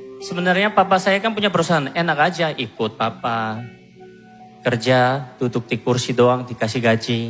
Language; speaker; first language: Indonesian; non-native, fluent; Korean